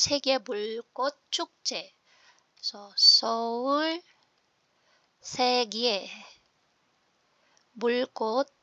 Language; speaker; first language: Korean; non-native, fluent; Filipino